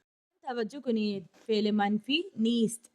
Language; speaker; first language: Persian; non-native, fluent; Urdu